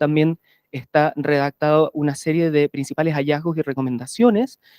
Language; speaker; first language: Spanish; native; Spanish